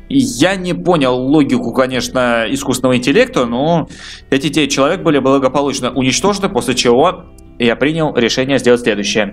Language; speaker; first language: Russian; native; Russian